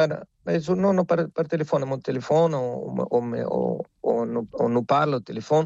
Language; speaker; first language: French; non-native, fluent; Spanish